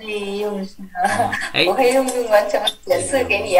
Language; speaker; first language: Chinese; non-native, learner; Vietnamese